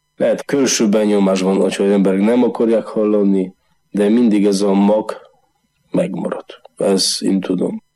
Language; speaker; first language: Hungarian; non-native, learner; Polish